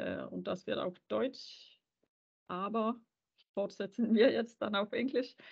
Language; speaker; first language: German; non-native, learner; Danish